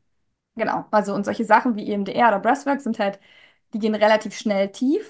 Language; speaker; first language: German; native; German